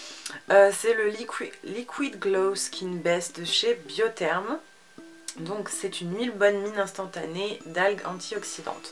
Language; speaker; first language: French; native; French